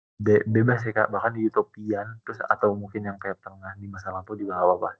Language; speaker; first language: Indonesian; native; Indonesian